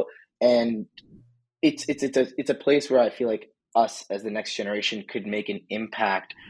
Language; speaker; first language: English; native; English